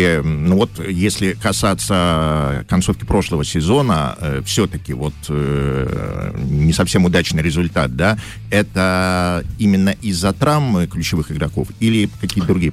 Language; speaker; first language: Russian; native; Russian